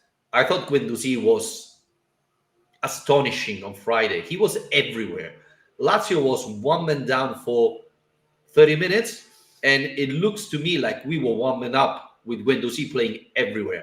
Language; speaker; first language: English; non-native, fluent; Italian